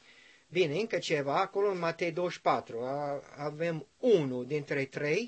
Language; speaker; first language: Romanian; non-native, learner; English